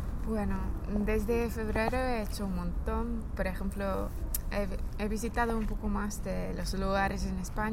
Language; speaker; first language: Spanish; non-native, fluent; English